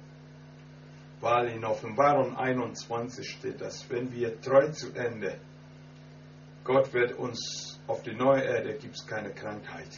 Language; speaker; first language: German; non-native, fluent; Akan